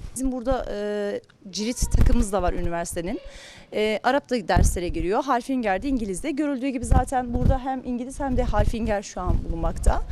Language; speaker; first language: Turkish; native; Turkish